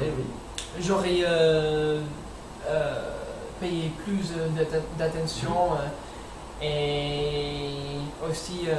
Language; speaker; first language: French; non-native, learner; English